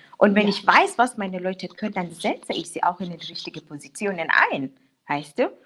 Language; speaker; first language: German; non-native, fluent; English